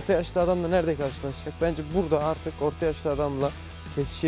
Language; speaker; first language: Turkish; native; Turkish